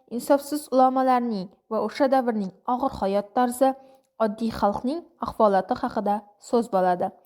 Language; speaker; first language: Uzbek; non-native, local second language; Kara-Kalpak